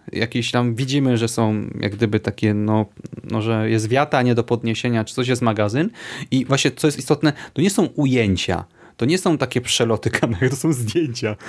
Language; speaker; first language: Polish; native; Polish